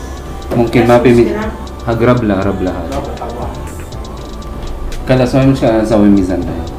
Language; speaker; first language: Arabic; non-native, learner; Filipino